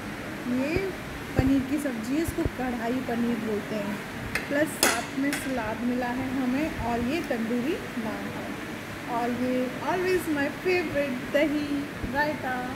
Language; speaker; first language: Hindi; native; Hindi